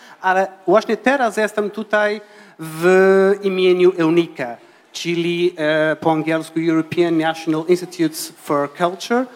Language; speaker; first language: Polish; non-native, fluent; Portuguese